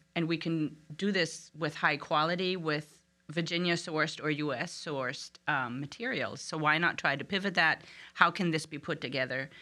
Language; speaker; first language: English; non-native, fluent; German